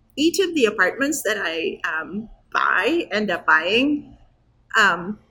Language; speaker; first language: English; non-native, fluent; Turkish